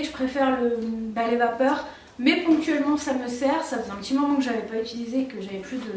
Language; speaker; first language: French; native; French